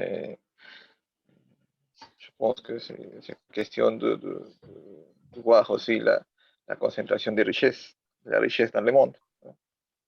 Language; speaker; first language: French; non-native, learner; Spanish